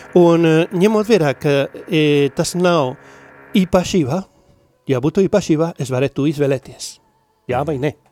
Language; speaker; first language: Latvian; non-native, learner; Spanish